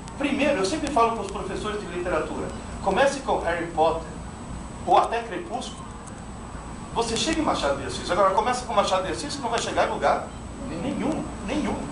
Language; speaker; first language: Portuguese; non-native, fluent; Italian